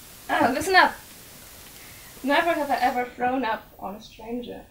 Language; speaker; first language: English; non-native, fluent; German